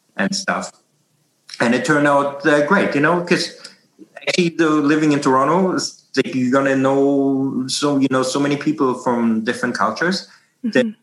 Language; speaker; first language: English; non-native, fluent; German